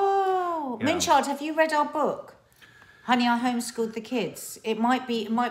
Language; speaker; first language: English; native; English